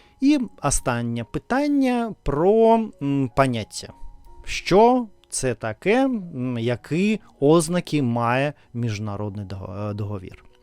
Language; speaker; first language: Ukrainian; non-native, fluent; Russian